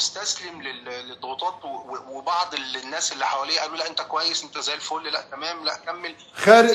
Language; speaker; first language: Arabic; native; Arabic